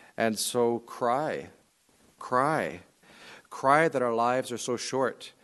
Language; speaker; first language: English; native; English